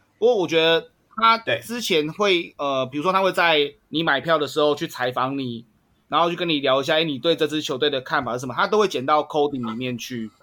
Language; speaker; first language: Chinese; native; Chinese